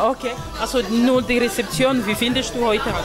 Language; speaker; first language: German; non-native, learner; French